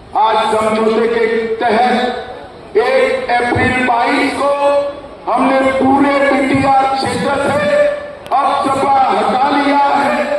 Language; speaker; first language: Hindi; non-native, local second language; Gujarati